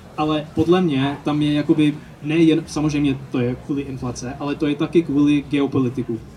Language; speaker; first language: Czech; early bilingual, heritage; Czech